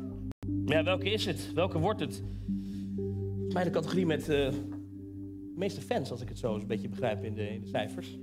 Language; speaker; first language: Dutch; native; Dutch